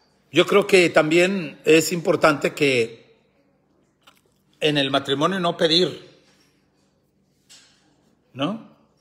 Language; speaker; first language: Spanish; early bilingual, heritage; Spanish